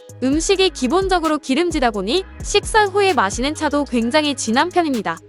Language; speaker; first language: Korean; native; Korean